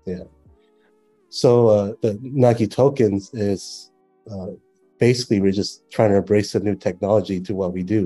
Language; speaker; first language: English; native; English